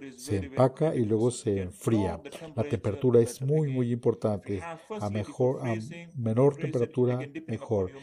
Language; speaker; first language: Spanish; non-native, fluent; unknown